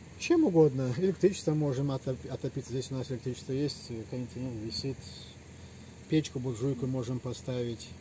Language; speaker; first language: Russian; non-native, local second language; Adyghe